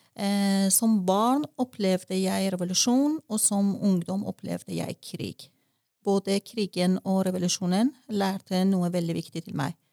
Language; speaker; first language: Norwegian; non-native, fluent; Persian